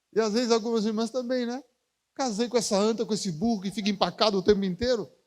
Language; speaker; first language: Portuguese; native; Portuguese